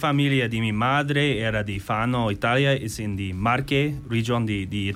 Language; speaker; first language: Spanish; non-native, learner; English